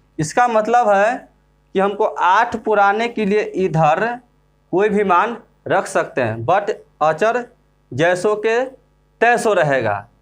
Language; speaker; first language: Hindi; native; Hindi